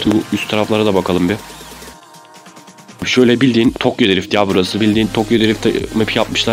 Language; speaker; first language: Turkish; native; Turkish